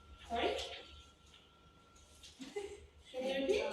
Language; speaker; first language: English; non-native, fluent; Indonesian